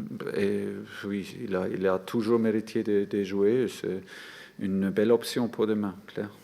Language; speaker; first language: French; non-native, fluent; German